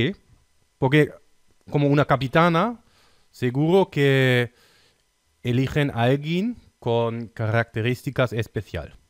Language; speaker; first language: Spanish; non-native, fluent; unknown